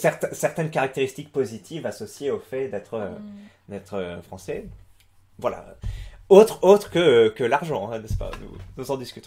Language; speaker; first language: French; native; French